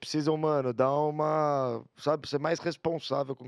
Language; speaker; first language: Portuguese; native; Portuguese